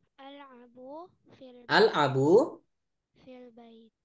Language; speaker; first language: Arabic; non-native, learner; Indonesian